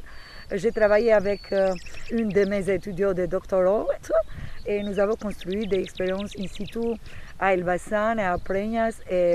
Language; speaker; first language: French; non-native, fluent; Albanian